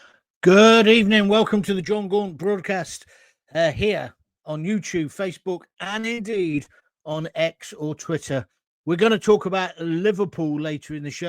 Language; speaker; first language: English; native; English